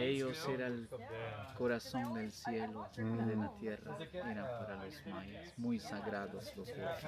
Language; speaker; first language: Spanish; non-native, local second language; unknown